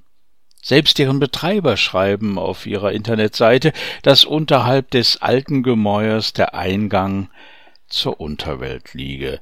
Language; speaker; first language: German; native; German